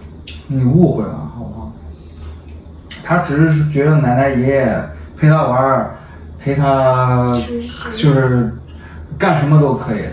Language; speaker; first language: Chinese; native; Chinese